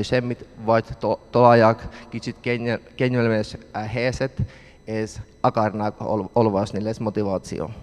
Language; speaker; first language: Hungarian; non-native, learner; Finnish